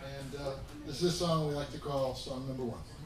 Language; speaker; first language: English; native; English